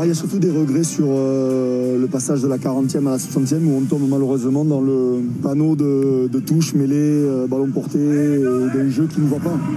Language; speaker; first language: French; native; French